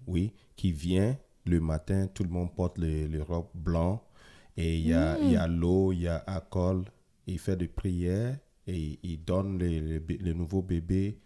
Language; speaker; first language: French; non-native, fluent; Ewe